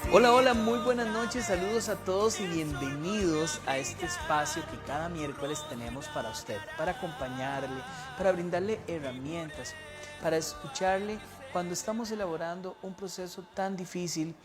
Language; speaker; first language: Spanish; native; Spanish